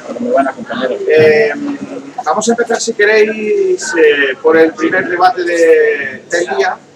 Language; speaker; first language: Spanish; native; Spanish